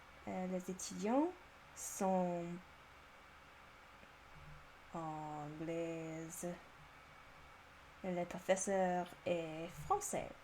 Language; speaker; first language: French; non-native, learner; English